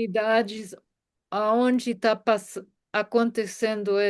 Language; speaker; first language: Portuguese; non-native, fluent; German